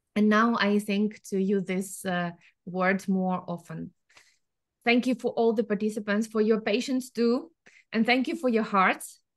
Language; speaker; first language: English; non-native, fluent; Ukrainian